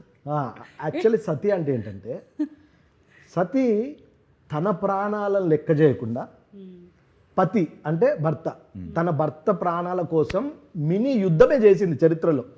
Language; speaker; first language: Telugu; native; Telugu